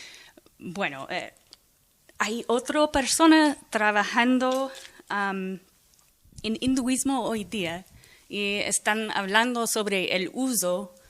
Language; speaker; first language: Spanish; non-native, fluent; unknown